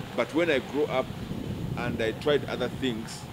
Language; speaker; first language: English; non-native, local second language; Ganda